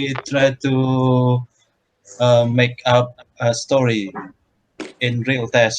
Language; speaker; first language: English; non-native, learner; Indonesian